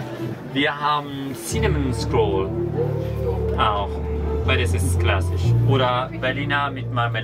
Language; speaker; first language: German; non-native, learner; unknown